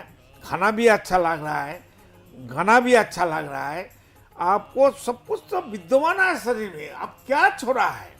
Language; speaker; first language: Hindi; non-native, local second language; Bangla